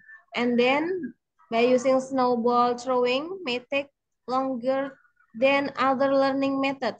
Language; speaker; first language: English; non-native, learner; Indonesian